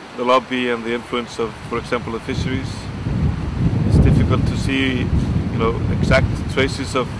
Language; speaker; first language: English; non-native, fluent; Icelandic